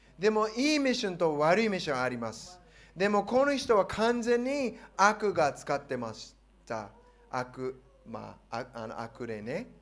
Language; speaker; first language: Japanese; non-native, fluent; English